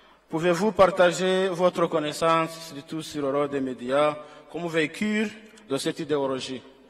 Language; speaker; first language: French; non-native, local second language; Kinyarwanda